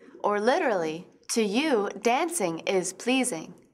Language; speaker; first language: English; native; English